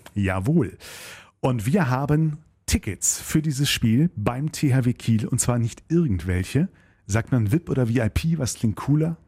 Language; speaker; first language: German; native; German